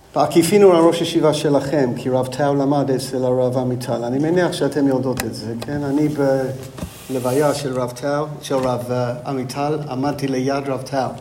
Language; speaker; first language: Hebrew; non-native, fluent; English